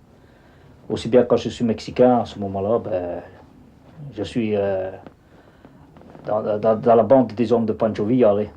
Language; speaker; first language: French; native; French